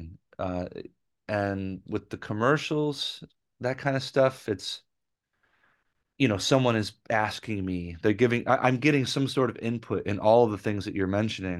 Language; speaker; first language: English; native; English